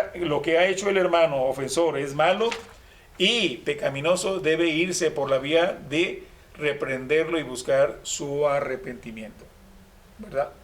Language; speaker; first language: Spanish; native; Spanish